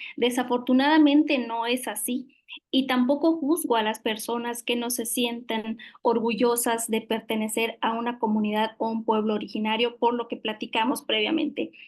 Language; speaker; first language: Spanish; non-native, local second language; Yucateco